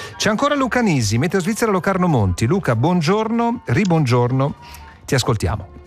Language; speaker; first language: Italian; native; Italian